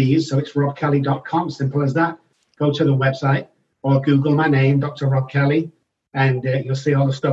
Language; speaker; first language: English; native; English